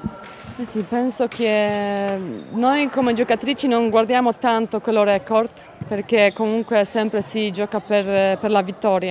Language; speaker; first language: Italian; non-native, fluent; Polish